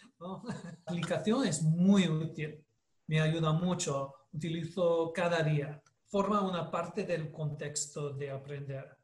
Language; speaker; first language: Spanish; non-native, learner; English